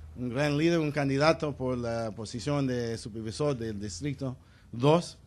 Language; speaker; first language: Spanish; early bilingual, other home language; English